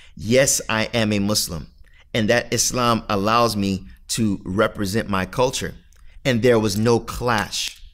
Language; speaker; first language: English; native; English